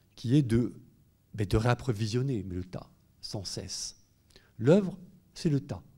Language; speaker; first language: French; native; French